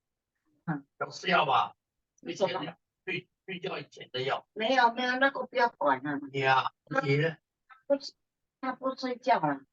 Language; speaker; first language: Chinese; early bilingual, heritage; Chinese